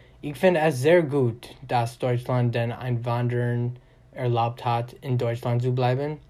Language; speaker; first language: German; non-native, learner; English